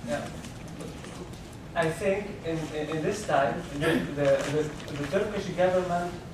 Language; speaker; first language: English; non-native, learner; Arabic